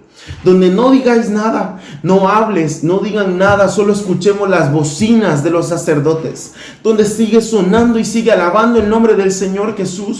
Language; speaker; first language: Spanish; native; Spanish